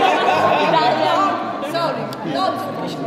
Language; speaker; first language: English; non-native, fluent; Italian